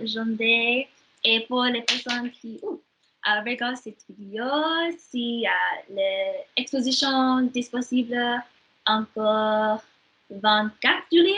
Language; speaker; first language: French; non-native, learner; English